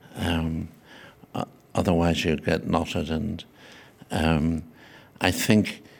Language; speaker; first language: English; native; English